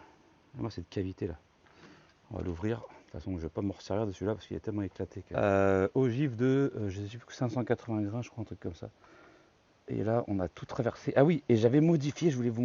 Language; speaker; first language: French; native; French